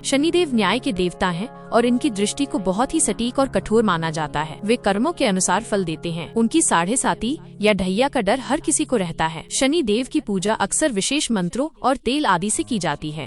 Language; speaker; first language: Hindi; native; Hindi